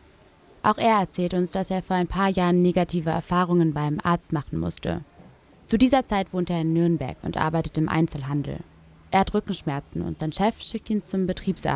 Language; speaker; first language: German; native; German